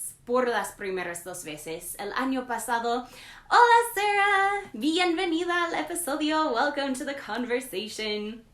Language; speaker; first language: Spanish; non-native, learner; English